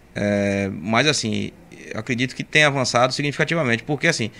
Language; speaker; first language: Portuguese; native; Portuguese